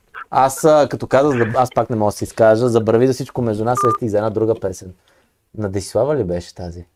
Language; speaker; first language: Bulgarian; native; Bulgarian